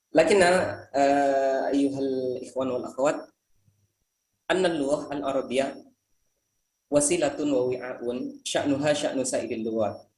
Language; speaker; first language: Arabic; non-native, fluent; Indonesian